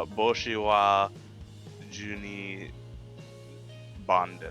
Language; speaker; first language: Japanese; non-native, learner; English